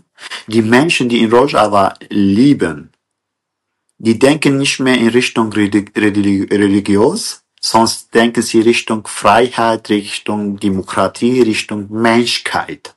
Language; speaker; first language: German; non-native, fluent; Kurdish